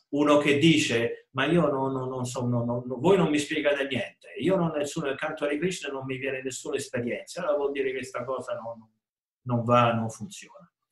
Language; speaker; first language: Italian; native; Italian